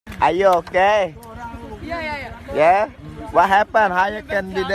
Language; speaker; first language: English; non-native, learner; Indonesian